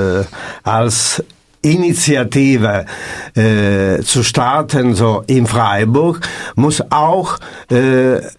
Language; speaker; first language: German; non-native, learner; Italian